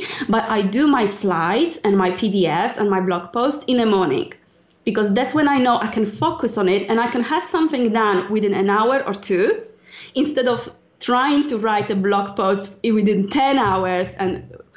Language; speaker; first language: English; non-native, fluent; Polish